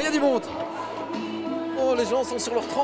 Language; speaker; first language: French; native; French